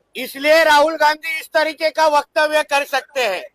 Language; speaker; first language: Hindi; non-native, local second language; Marathi